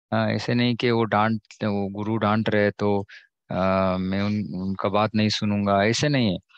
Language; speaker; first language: Hindi; non-native, local second language; Kannada